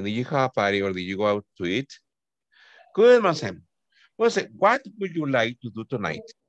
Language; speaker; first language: English; non-native, fluent; Spanish